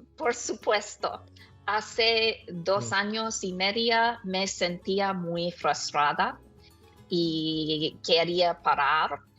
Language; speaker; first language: Spanish; non-native, learner; English